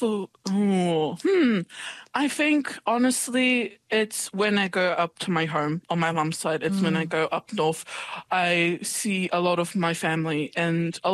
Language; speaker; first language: English; native; English